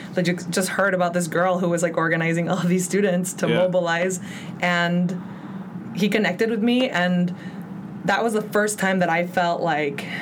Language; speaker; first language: English; early bilingual, other home language; Spanish